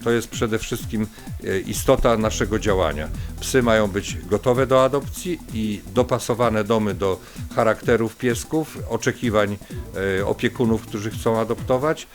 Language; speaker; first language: Polish; native; Polish